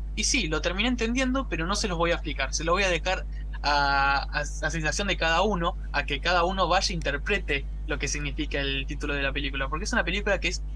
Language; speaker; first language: Spanish; native; Spanish